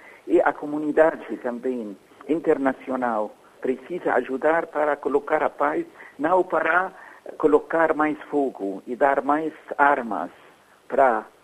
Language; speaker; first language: Portuguese; non-native, fluent; Arabic